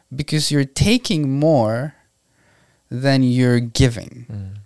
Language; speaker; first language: English; non-native, fluent; Spanish